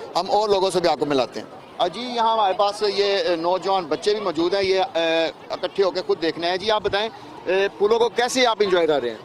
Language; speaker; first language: Urdu; non-native, local second language; Punjabi